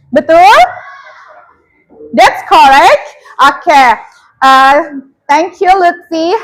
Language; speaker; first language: English; non-native, learner; Indonesian